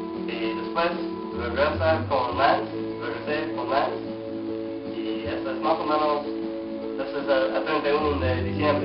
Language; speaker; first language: Spanish; non-native, learner; English